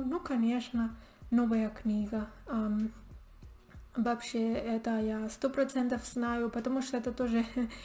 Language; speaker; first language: Russian; non-native, learner; Spanish